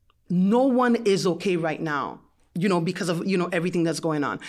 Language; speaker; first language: English; non-native, fluent; French